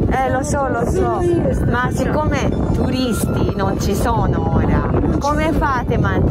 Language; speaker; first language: Italian; non-native, fluent; Japanese